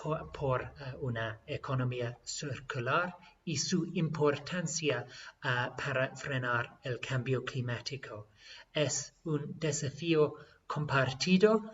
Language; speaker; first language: Spanish; non-native, fluent; English